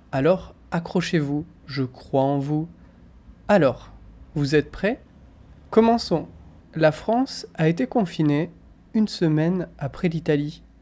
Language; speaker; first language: French; native; French